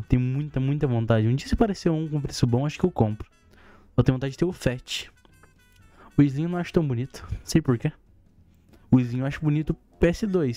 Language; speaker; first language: Portuguese; native; Portuguese